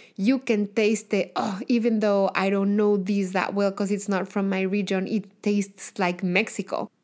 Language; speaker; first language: English; non-native, fluent; Spanish